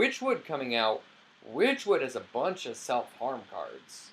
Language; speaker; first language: English; native; English